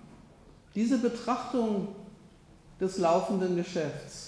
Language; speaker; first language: German; native; German